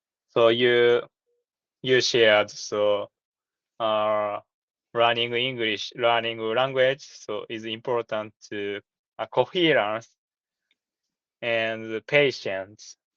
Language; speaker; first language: English; non-native, learner; Japanese